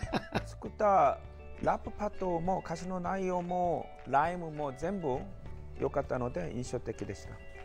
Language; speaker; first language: Japanese; non-native, learner; Korean